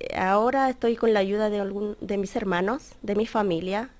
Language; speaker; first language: Spanish; native; Spanish